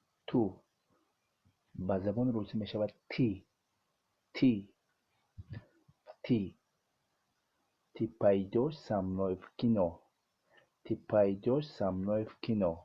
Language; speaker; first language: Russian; non-native, learner; Tajik